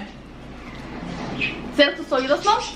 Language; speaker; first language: Spanish; early bilingual, heritage; Spanish